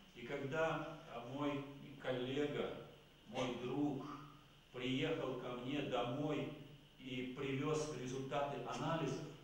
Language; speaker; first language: Russian; native; Russian